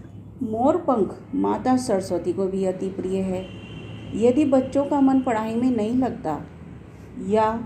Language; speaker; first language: Hindi; native; Hindi